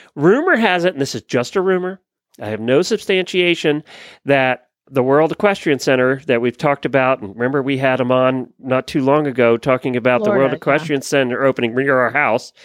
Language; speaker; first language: English; native; English